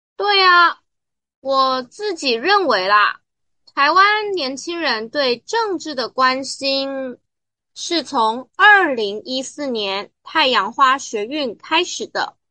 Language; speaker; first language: Chinese; native; Chinese